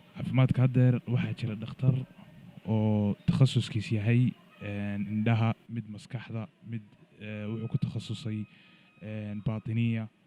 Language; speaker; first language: Somali; early bilingual, heritage; Somali